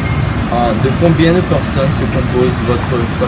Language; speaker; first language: French; non-native, learner; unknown